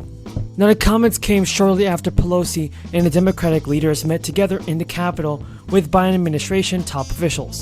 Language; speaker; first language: English; native; English